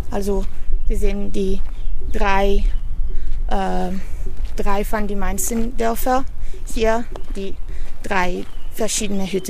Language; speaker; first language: German; non-native, fluent; Italian